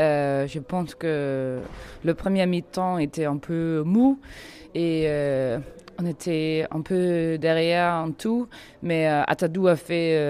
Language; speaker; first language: French; non-native, learner; Danish